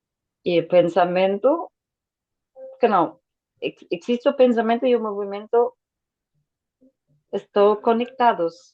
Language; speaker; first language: Portuguese; non-native, fluent; Spanish